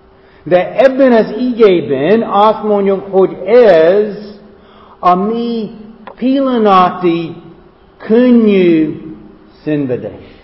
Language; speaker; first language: Hungarian; non-native, fluent; English